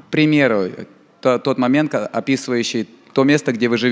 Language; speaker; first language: Russian; native; Russian